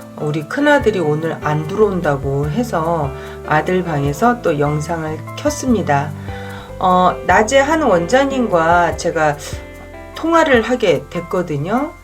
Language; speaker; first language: Korean; native; Korean